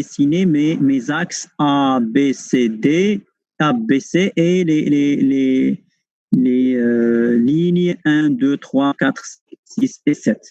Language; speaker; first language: French; non-native, local second language; Arabic